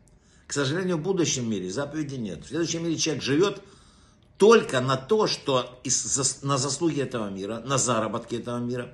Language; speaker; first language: Russian; native; Russian